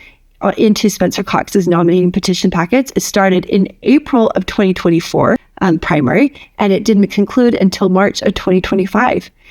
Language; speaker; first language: English; native; English